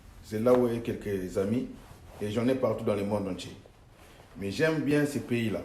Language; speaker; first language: French; non-native, local second language; Lingala